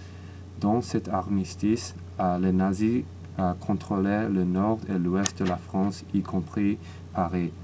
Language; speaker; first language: French; non-native, learner; English